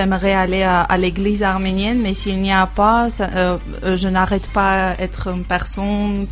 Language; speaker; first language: French; non-native, learner; Armenian